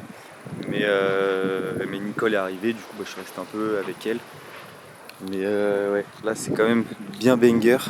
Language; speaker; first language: French; native; French